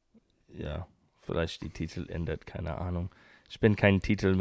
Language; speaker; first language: German; non-native, learner; English